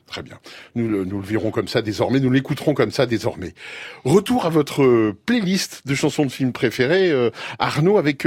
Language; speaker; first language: French; native; French